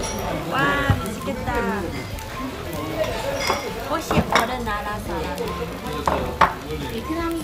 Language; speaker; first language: Korean; non-native, learner; Cantonese